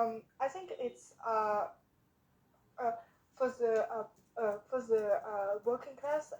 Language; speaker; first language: English; non-native, learner; French